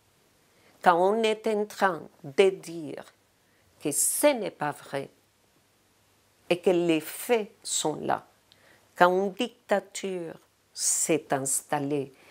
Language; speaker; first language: French; non-native, fluent; Spanish